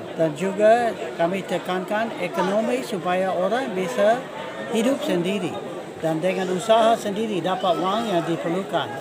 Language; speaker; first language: Indonesian; non-native, fluent; English